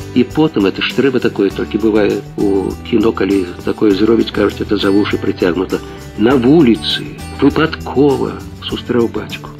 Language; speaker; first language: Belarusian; native; Belarusian